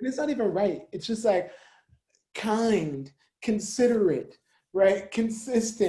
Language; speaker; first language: English; native; English